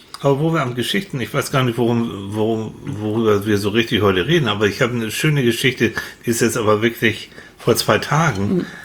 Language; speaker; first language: German; native; German